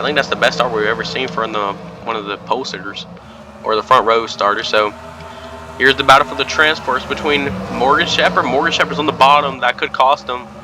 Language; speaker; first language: English; native; English